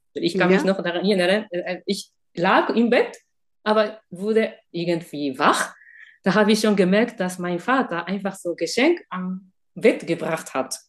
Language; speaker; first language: German; non-native, fluent; Japanese